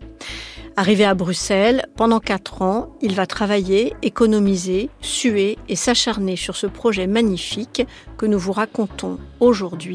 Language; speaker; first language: French; native; French